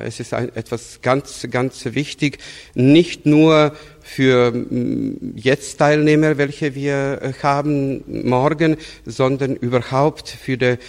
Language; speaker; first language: German; non-native, fluent; Serbian